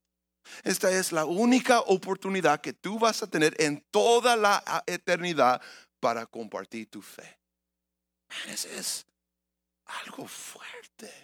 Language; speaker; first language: Spanish; early bilingual, heritage; English